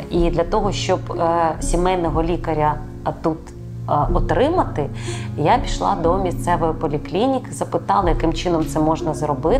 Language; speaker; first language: Ukrainian; native; Ukrainian